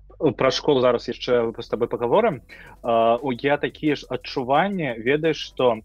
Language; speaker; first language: Belarusian; non-native, local second language; Russian